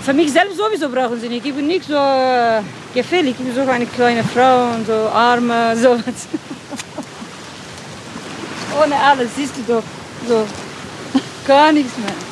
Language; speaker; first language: German; non-native, learner; Kurdish